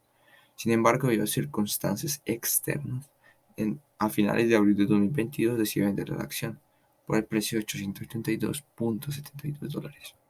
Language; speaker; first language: Spanish; native; Spanish